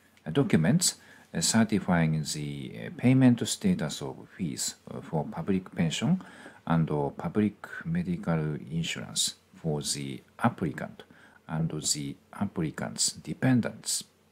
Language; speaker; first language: English; non-native, fluent; Japanese